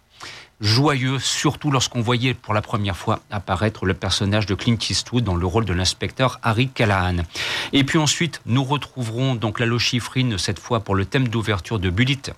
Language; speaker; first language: French; native; French